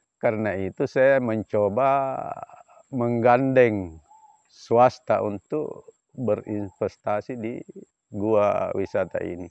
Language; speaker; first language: Indonesian; non-native, local second language; Buginese